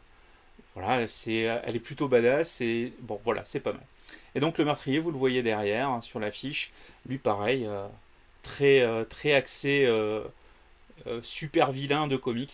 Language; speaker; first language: French; native; French